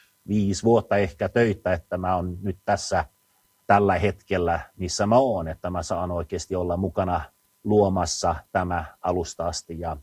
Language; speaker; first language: Finnish; non-native, fluent; Swedish